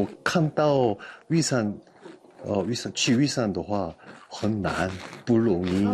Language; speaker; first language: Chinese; non-native, learner; Korean